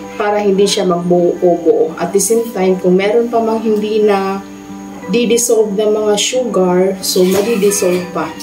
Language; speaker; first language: Filipino; non-native, local second language; Cebuano